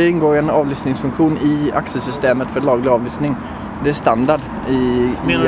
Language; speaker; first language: Swedish; native; Swedish